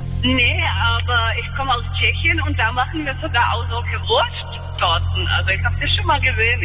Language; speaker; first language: German; non-native, fluent; Czech